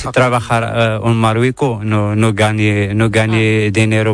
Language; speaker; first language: Spanish; non-native, learner; Arabic